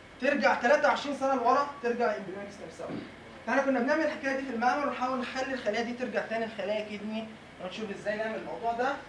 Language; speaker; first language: Arabic; native; Arabic